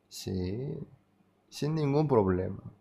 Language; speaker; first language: Spanish; non-native, fluent; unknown